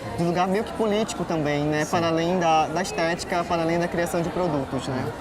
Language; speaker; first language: Portuguese; non-native, local second language; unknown